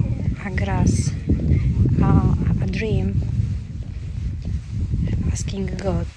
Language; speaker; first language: English; non-native, learner; Italian